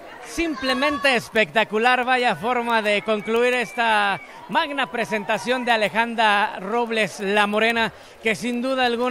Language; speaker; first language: Spanish; native; Spanish